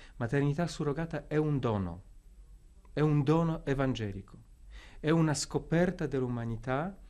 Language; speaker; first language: Italian; non-native, fluent; Polish